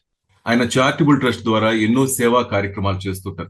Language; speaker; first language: Telugu; native; Telugu